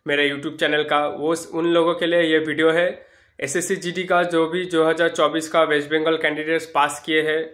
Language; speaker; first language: Hindi; non-native, local second language; Bangla